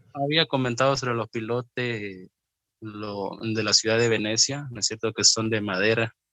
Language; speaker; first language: Spanish; native; Spanish